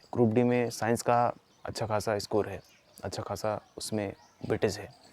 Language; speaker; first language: Hindi; native; Hindi